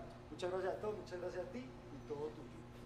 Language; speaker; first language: Spanish; native; Spanish